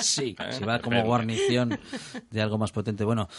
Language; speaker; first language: Spanish; native; Spanish